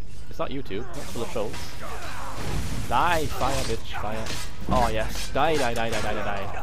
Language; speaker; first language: English; native; English